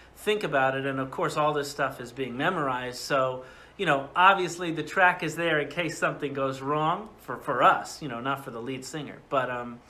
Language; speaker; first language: English; native; English